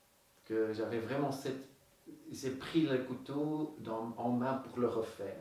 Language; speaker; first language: French; non-native, local second language; Dutch